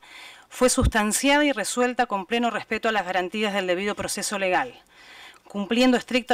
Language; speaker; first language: Spanish; native; Spanish